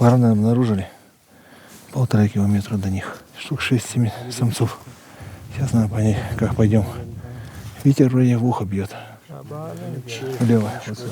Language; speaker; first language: Russian; native; Russian